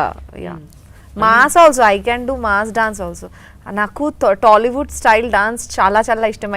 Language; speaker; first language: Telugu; non-native, learner; Bangla